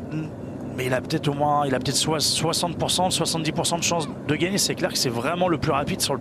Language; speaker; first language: French; native; French